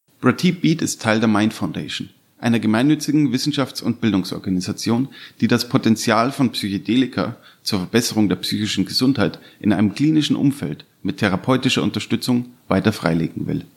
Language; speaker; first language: German; native; German